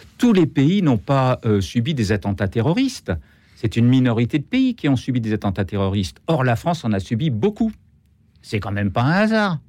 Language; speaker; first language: French; native; French